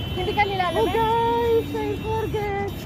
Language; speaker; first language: English; non-native, local second language; Filipino